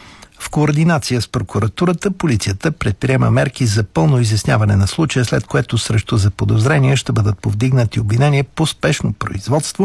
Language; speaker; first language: Bulgarian; native; Bulgarian